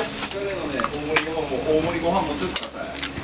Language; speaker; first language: Japanese; native; Japanese